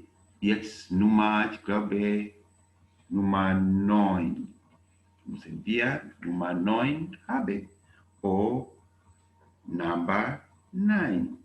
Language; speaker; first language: German; non-native, learner; Bemba